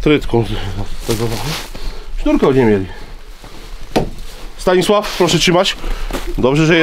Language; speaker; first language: Polish; native; Polish